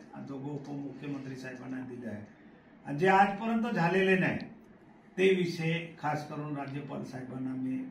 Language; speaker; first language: Marathi; non-native, local second language; Bhili